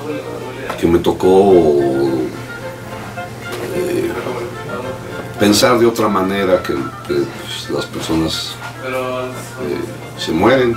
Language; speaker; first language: Spanish; native; Spanish